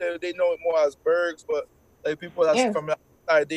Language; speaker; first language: English; non-native, fluent; French